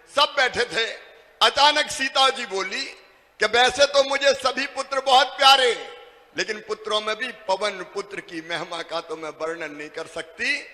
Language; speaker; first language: Hindi; native; Hindi